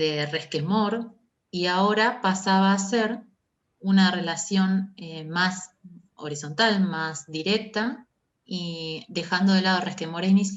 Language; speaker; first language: Spanish; native; Spanish